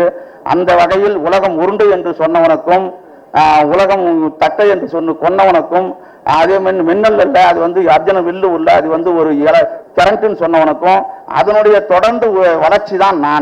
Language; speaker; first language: Tamil; native; Tamil